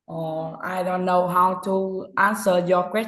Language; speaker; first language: English; non-native, learner; Vietnamese